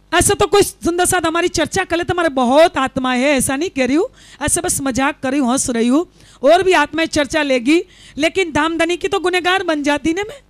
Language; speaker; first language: Hindi; non-native, local second language; Gujarati